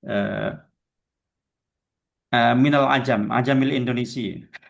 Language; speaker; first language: Arabic; non-native, fluent; Indonesian